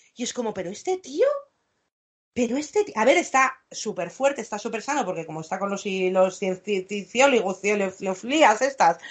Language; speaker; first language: Spanish; non-native, fluent; English